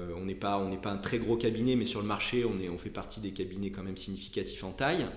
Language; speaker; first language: French; native; French